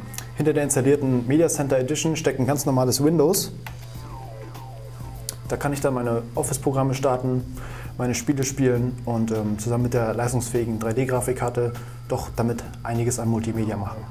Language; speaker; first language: German; native; German